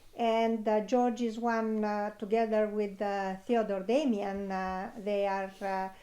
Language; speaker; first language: English; non-native, fluent; Romanian